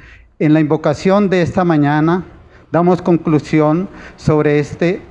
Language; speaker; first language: Spanish; native; Spanish